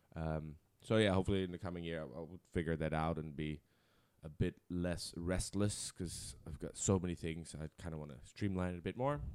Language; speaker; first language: English; non-native, fluent; Dutch